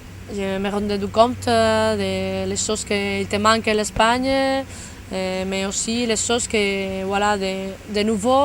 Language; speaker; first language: French; non-native, fluent; Spanish